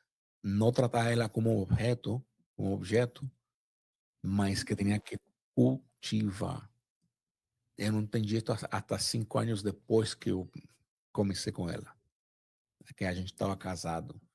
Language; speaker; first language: Portuguese; non-native, fluent; Spanish